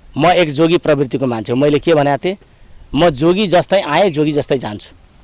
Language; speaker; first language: Nepali; non-native, local second language; Rana Tharu